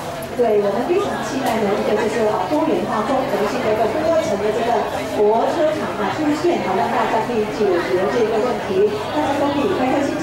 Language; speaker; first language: Chinese; native; Chinese